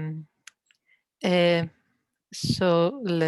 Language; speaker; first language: French; non-native, learner; Russian